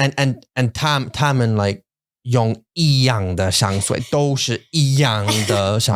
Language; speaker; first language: Chinese; non-native, learner; English